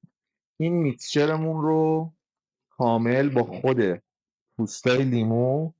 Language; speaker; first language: Persian; native; Persian